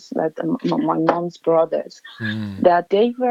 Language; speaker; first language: English; non-native, fluent; Persian